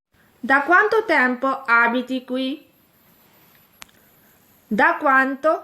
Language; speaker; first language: Italian; non-native, fluent; Urdu